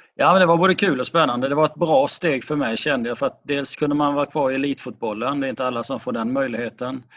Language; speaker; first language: Swedish; native; Swedish